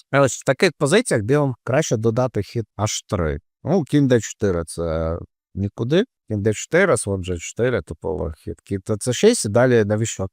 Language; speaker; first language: Ukrainian; non-native, local second language; Russian